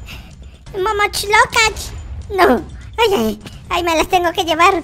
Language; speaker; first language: Spanish; native; Spanish